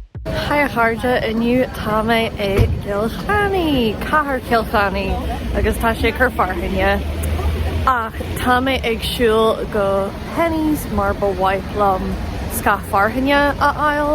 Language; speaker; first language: Irish; non-native, local second language; English